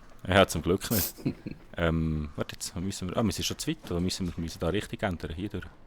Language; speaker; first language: German; native; German